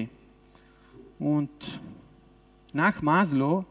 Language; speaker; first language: German; non-native, local second language; Italian